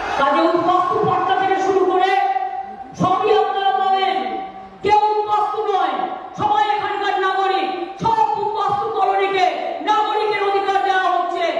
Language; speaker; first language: Bangla; native; Bangla